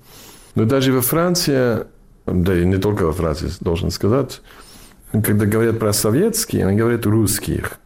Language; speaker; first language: Russian; non-native, learner; English